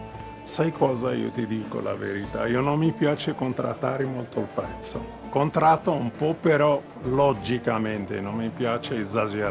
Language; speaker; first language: Italian; non-native, fluent; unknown